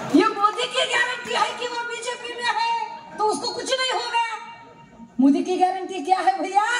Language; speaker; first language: Hindi; non-native, local second language; Marathi